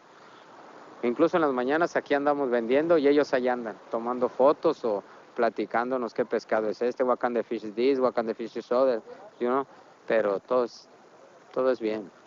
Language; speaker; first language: Spanish; native; Spanish